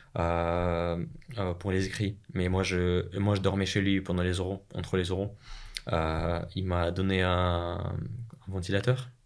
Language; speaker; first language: French; non-native, fluent; Russian